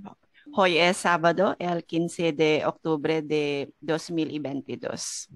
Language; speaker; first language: Spanish; non-native, learner; Filipino